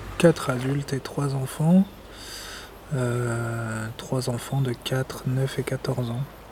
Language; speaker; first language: French; native; French